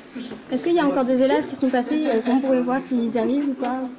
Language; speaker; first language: French; native; French